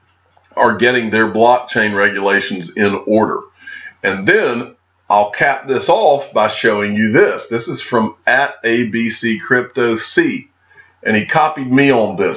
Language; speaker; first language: English; native; English